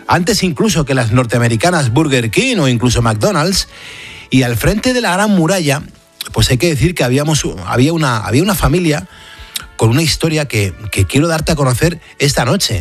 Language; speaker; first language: Spanish; native; Spanish